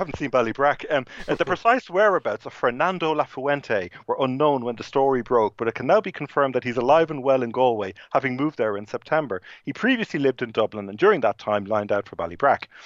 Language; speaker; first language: English; native; English